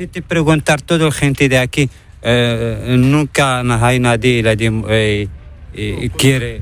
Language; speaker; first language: Spanish; non-native, learner; Arabic